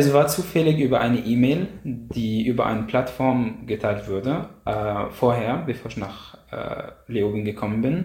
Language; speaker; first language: German; non-native, fluent; Arabic